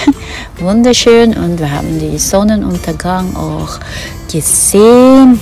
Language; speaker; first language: German; non-native, fluent; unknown